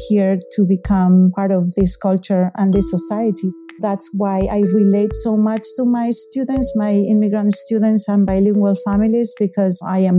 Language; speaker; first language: English; non-native, fluent; Spanish